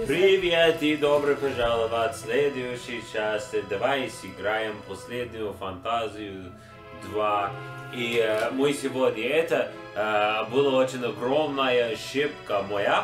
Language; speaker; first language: Russian; non-native, learner; English